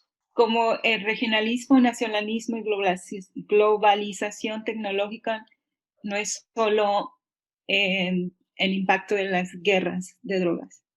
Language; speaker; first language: Spanish; early bilingual, heritage; Spanish